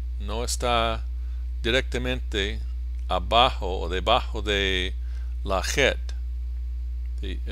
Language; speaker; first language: Spanish; non-native, fluent; English